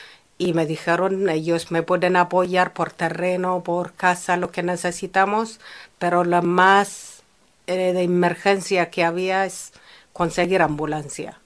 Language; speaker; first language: Spanish; non-native, fluent; Amharic